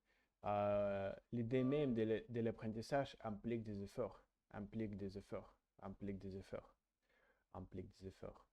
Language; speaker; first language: French; non-native, learner; English